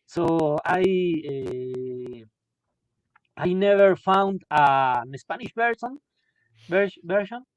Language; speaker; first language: English; non-native, learner; Spanish